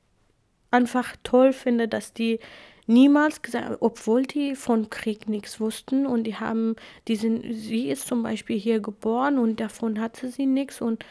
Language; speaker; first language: German; non-native, fluent; Kurdish